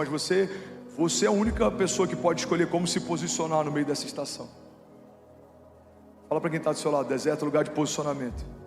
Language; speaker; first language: Portuguese; native; Portuguese